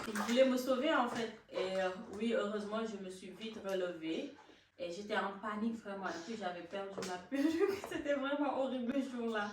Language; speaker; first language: French; non-native, local second language; Wolof